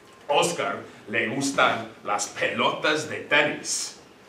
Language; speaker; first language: Spanish; non-native, fluent; English